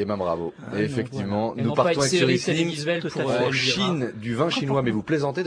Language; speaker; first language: French; native; French